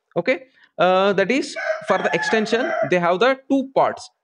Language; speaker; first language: English; non-native, local second language; Kannada